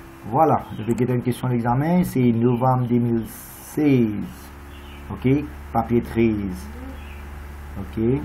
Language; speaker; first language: French; non-native, local second language; Morisyen